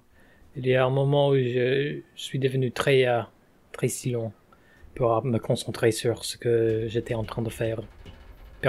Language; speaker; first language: French; non-native, fluent; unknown